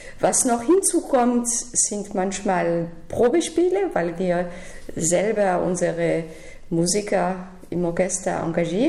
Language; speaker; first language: German; non-native, fluent; French